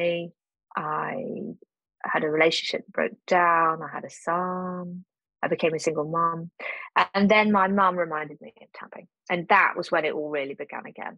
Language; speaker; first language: English; native; English